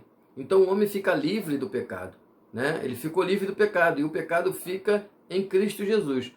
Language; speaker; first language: Portuguese; native; Portuguese